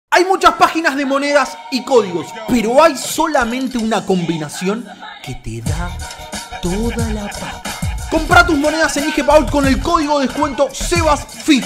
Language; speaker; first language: Spanish; native; Spanish